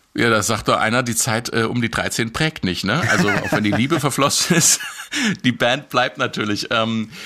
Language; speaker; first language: German; native; German